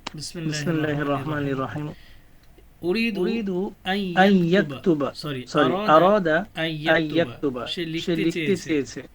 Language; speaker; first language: Arabic; non-native, fluent; Bangla